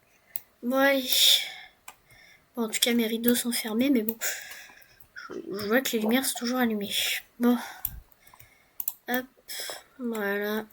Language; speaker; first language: French; native; French